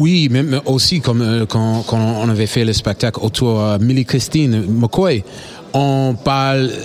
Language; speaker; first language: French; non-native, learner; English